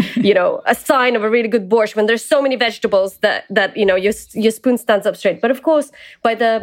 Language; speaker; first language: English; early bilingual, other home language; Ukrainian